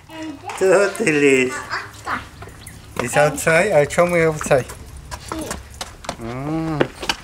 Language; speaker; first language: English; non-native, learner; Spanish